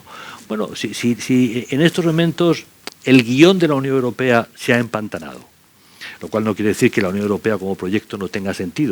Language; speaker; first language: Spanish; native; Spanish